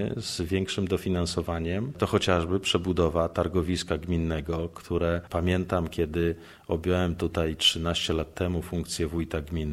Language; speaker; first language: Polish; native; Polish